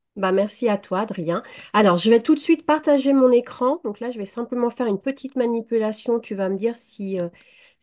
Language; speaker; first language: French; native; French